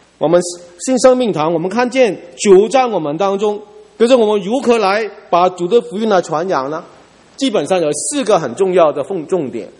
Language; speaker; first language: Chinese; non-native, local second language; Cantonese